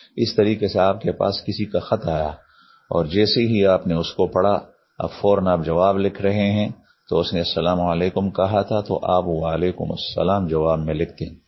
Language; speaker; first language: Urdu; non-native, local second language; Pashto